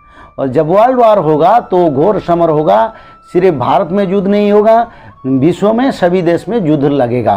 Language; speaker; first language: Hindi; non-native, local second language; Odia